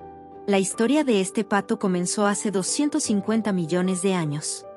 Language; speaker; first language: Spanish; native; Spanish